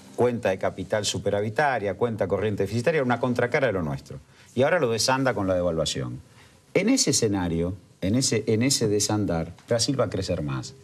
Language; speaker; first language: Spanish; native; Spanish